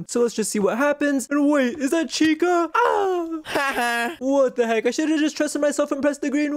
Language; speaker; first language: English; native; English